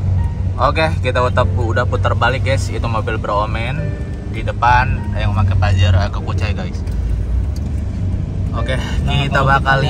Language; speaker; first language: Indonesian; native; Indonesian